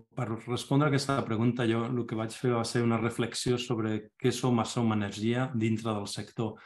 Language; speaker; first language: Catalan; non-native, local second language; Spanish